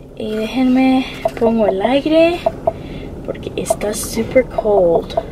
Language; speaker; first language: Spanish; early bilingual, heritage; Spanish